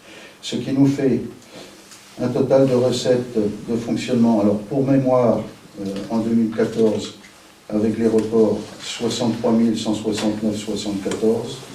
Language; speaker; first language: French; native; French